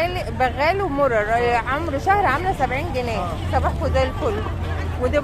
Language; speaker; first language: Arabic; native; Arabic